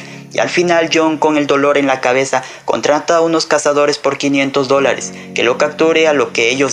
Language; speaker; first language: Spanish; native; Spanish